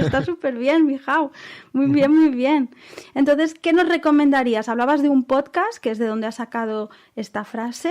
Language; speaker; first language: Spanish; native; Spanish